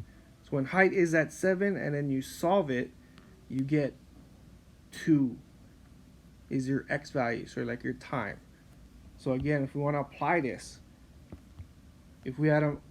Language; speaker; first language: English; native; English